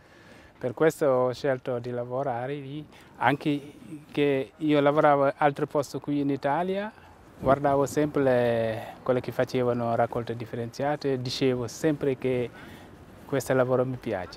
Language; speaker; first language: Italian; non-native, fluent; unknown